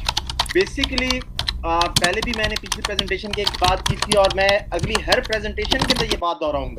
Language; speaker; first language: Hindi; native; Hindi